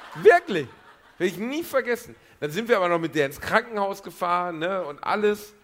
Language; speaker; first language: German; native; German